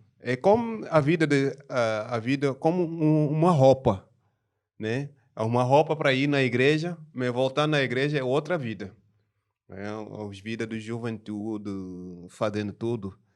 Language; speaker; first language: Portuguese; non-native, learner; French